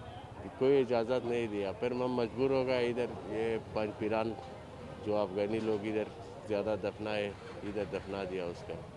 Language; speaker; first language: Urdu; non-native, learner; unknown